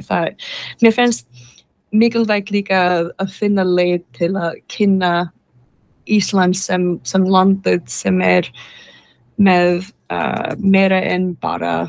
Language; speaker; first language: Icelandic; non-native, fluent; English